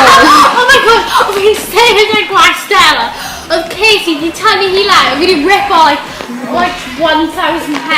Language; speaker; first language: Welsh; native; Welsh